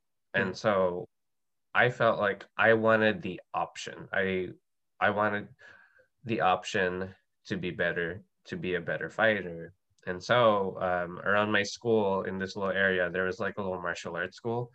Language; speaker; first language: English; non-native, local second language; Filipino